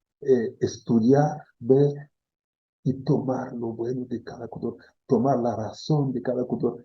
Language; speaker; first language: Spanish; non-native, fluent; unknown